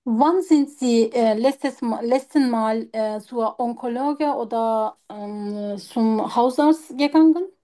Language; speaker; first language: German; non-native, learner; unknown